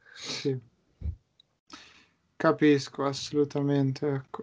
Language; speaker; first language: Italian; native; Italian